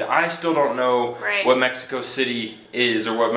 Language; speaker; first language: English; native; English